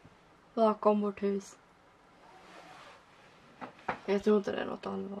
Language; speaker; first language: Swedish; early bilingual, other home language; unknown